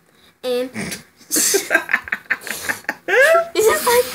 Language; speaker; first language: English; native; English